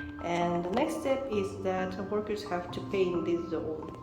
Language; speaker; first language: English; non-native, fluent; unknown